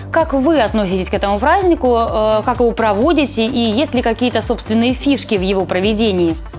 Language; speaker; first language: Russian; native; Russian